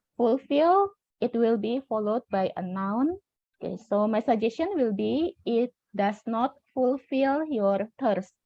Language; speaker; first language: English; non-native, fluent; Indonesian